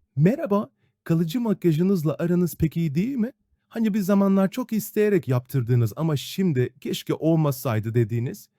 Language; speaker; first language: Turkish; native; Turkish